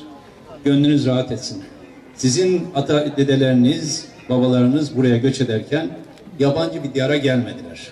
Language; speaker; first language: Turkish; native; Turkish